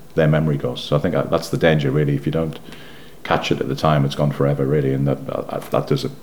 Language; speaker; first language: English; native; English